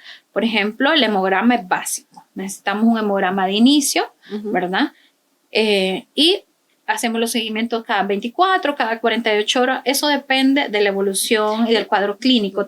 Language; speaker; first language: Spanish; native; Spanish